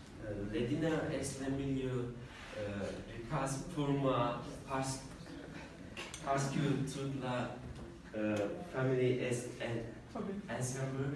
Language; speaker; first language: French; non-native, learner; Turkish